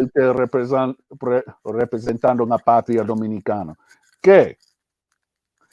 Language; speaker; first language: Spanish; early bilingual, heritage; English